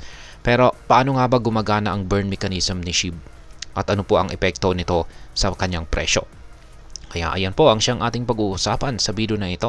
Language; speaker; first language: Filipino; native; Filipino